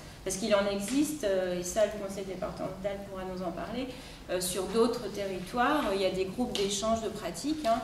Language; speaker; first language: French; native; French